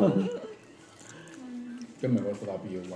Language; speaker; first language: Chinese; native; Chinese